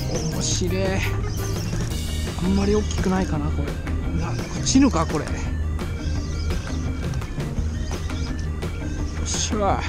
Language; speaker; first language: Japanese; native; Japanese